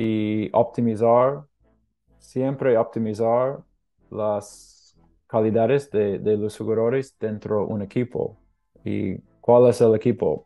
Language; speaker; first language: Spanish; non-native, learner; English